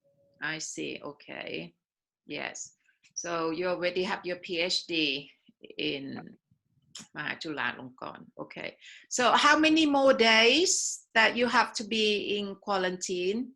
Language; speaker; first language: English; non-native, fluent; Thai